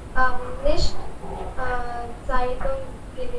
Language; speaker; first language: German; non-native, learner; Hindi